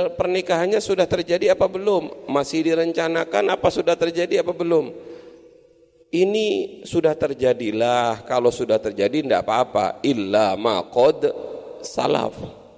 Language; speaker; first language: Indonesian; non-native, local second language; Madurese